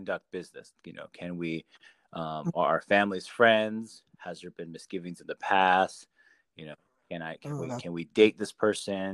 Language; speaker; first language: English; early bilingual, other home language; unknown